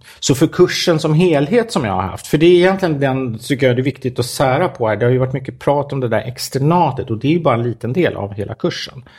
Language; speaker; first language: Swedish; native; Swedish